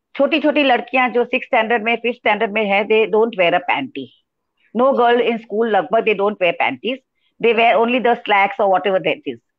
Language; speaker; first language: Hindi; non-native, local second language; Gujarati